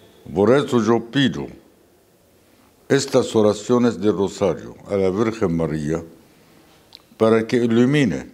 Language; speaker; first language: Spanish; non-native, fluent; Arabic